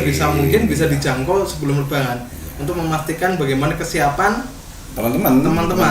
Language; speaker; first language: Indonesian; native; Indonesian